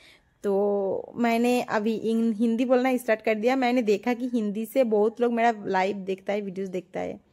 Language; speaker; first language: Hindi; non-native, local second language; Bangla